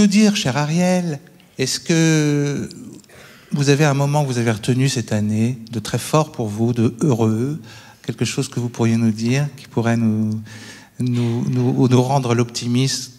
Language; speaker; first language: French; native; French